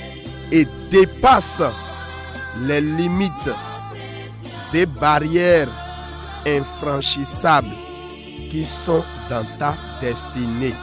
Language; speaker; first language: French; non-native, local second language; Fon